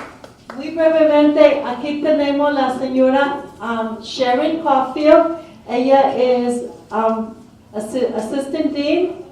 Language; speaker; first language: Spanish; early bilingual, heritage; Spanish